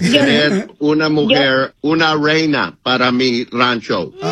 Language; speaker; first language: Spanish; non-native, learner; English